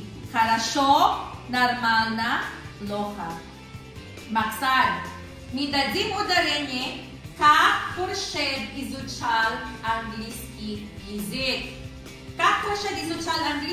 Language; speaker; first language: Russian; non-native, learner; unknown